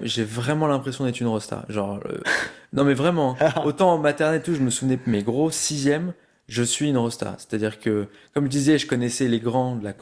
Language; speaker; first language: French; native; French